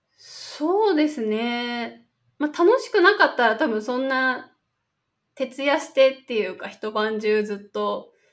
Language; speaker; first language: Japanese; native; Japanese